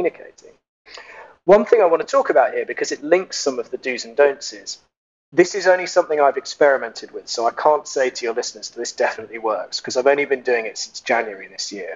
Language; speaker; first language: English; native; English